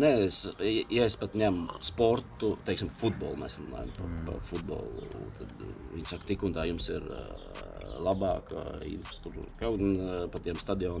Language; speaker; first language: Latvian; non-native, local second language; Russian